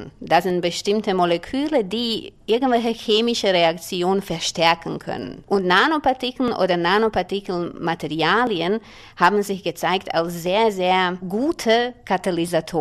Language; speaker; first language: German; non-native, fluent; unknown